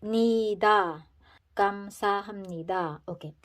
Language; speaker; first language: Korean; non-native, fluent; Filipino